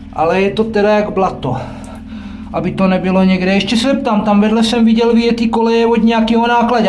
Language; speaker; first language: Czech; native; Czech